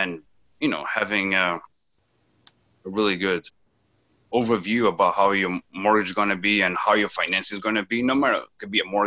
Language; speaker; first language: English; non-native, fluent; Portuguese